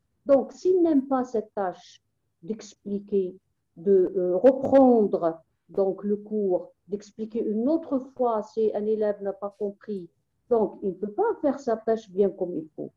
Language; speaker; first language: French; non-native, local second language; Arabic